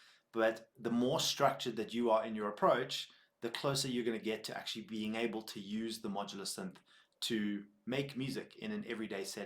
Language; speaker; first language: English; native; English